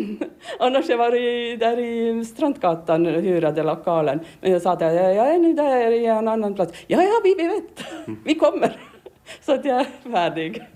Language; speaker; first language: Swedish; non-native, learner; Estonian